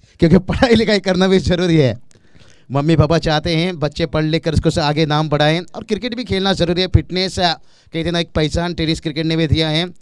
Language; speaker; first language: Hindi; non-native, local second language; Marathi